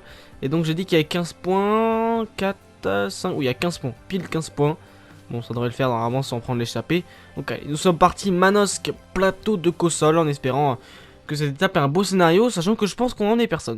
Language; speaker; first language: French; native; French